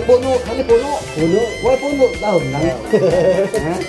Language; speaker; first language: Filipino; non-native, local second language; Cebuano